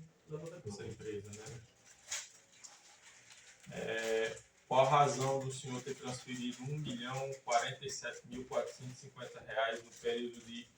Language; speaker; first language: Portuguese; native; Portuguese